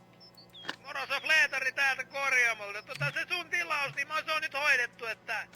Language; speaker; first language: Finnish; native; Finnish